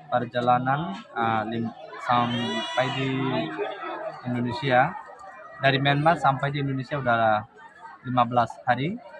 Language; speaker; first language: Indonesian; non-native, learner; Rohingya